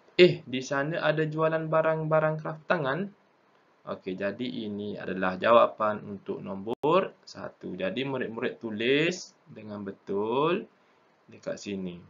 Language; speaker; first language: Malay; native; Malay